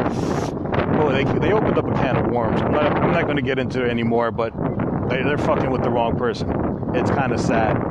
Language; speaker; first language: English; native; English